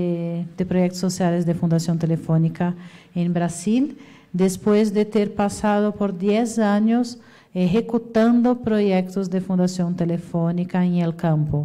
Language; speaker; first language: Spanish; non-native, fluent; Portuguese